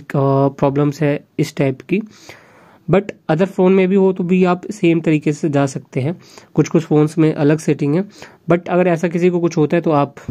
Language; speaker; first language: Hindi; native; Hindi